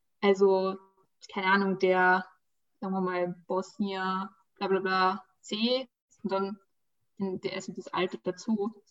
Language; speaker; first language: German; early bilingual, other home language; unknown